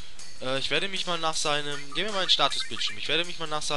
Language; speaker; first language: German; native; German